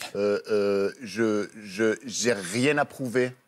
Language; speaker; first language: French; native; French